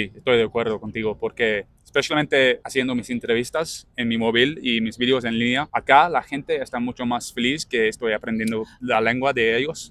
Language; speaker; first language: Spanish; non-native, learner; English